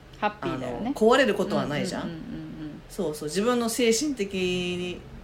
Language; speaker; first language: Japanese; native; Japanese